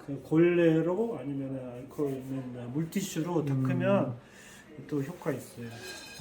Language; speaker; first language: Korean; non-native, fluent; Russian